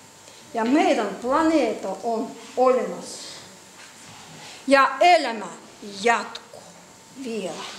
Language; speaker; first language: Finnish; non-native, learner; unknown